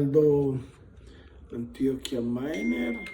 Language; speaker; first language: English; non-native, learner; Spanish